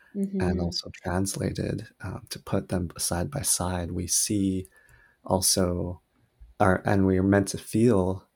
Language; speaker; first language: English; native; English